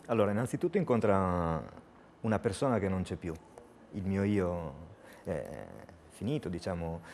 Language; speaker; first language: Italian; native; Italian